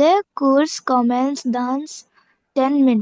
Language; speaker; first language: French; non-native, learner; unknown